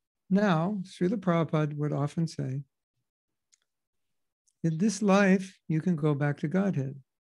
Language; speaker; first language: English; native; English